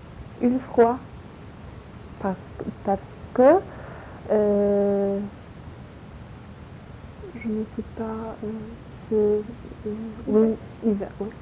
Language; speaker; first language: French; non-native, learner; Polish